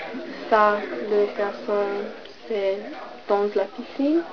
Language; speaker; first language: French; non-native, learner; English